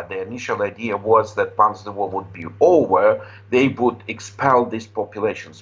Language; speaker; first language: English; non-native, fluent; Romanian